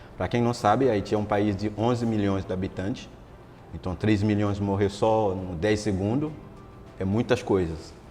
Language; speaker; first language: Portuguese; non-native, fluent; Haitian Creole